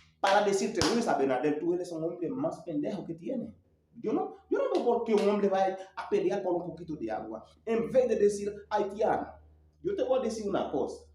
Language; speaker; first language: Spanish; non-native, learner; Haitian Creole